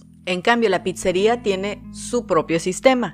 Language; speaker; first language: Spanish; native; Spanish